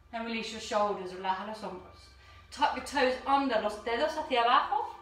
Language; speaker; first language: Spanish; non-native, fluent; English